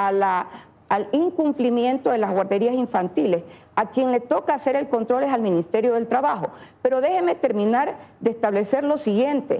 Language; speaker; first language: Spanish; native; Spanish